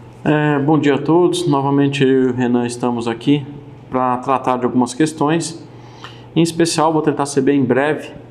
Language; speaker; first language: Portuguese; native; Portuguese